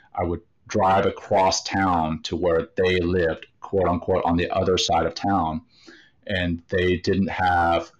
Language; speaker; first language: English; native; English